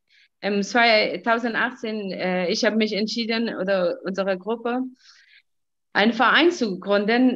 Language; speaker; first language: German; non-native, fluent; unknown